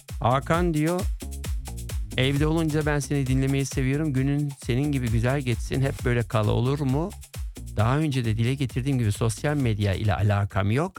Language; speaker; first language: Turkish; early bilingual, heritage; Turkish